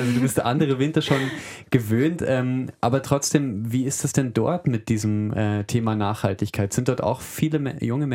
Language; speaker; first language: German; native; German